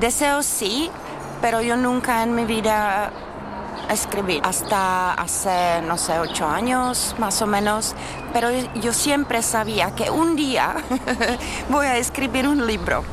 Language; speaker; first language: Spanish; non-native, fluent; Czech